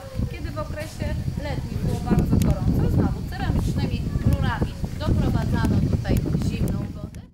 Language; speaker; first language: Polish; native; Polish